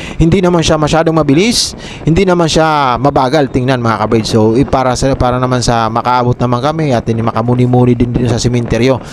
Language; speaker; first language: Filipino; non-native, local second language; Bikol